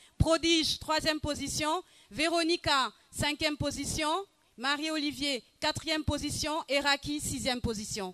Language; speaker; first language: French; non-native, local second language; Wolof